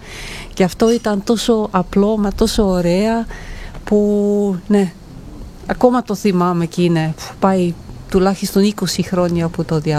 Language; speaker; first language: Greek; non-native, fluent; Italian